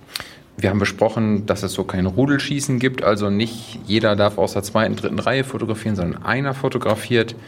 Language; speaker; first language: German; native; German